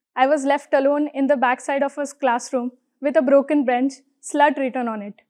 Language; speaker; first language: English; non-native, local second language; Hindi